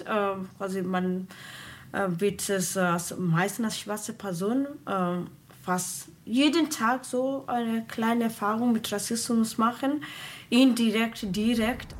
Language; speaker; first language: German; non-native, fluent; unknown